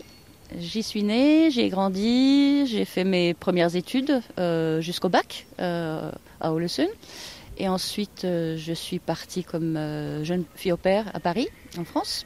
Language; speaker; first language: French; non-native, fluent; Norwegian